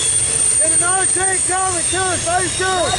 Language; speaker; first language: English; native; English